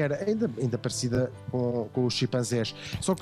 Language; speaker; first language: Portuguese; native; Portuguese